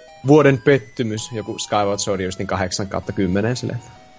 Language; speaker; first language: Finnish; native; Finnish